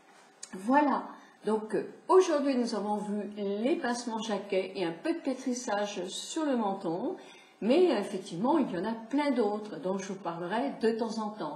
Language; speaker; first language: French; native; French